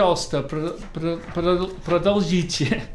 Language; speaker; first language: Russian; non-native, fluent; English